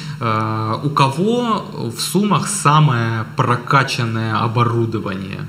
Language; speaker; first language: Russian; native; Russian